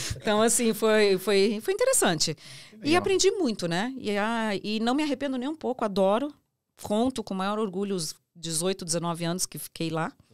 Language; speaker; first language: Portuguese; early bilingual, heritage; Portuguese